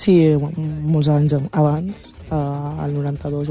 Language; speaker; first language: Catalan; early bilingual, other home language; Wolof